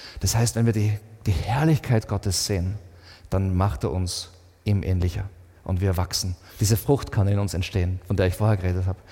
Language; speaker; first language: German; native; German